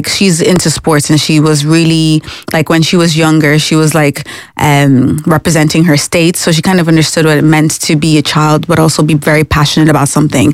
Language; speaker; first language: English; native; English